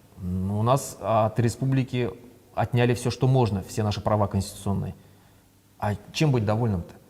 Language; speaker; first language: Russian; non-native, local second language; Bashkir